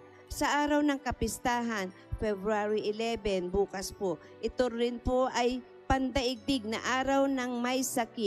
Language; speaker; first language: Filipino; native; Filipino